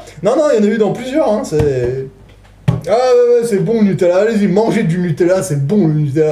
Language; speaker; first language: French; native; French